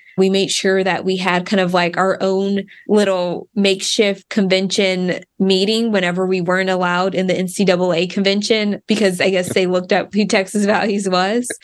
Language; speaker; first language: English; native; English